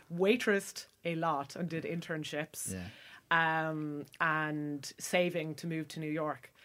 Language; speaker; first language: English; native; English